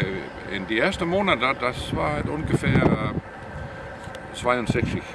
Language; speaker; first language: German; non-native, learner; Danish